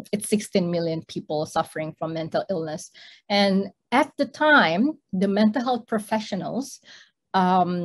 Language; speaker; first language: English; non-native, fluent; Indonesian